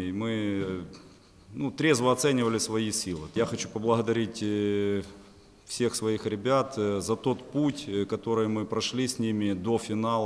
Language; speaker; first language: Russian; native; Russian